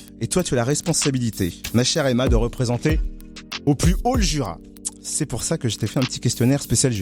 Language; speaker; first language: French; native; French